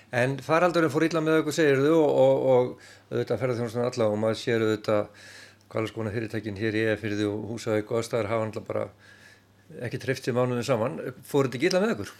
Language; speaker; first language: Icelandic; native; Icelandic